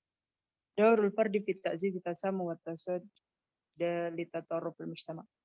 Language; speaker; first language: Arabic; non-native, fluent; Indonesian